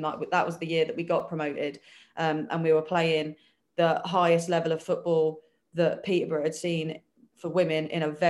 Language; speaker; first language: English; native; English